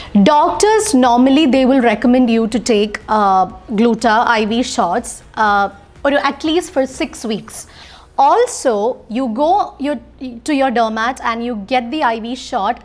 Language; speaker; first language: English; non-native, local second language; Malayalam